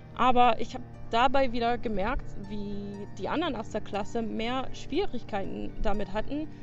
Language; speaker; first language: German; non-native, fluent; English